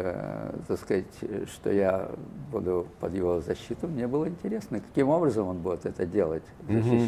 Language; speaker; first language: Russian; native; Russian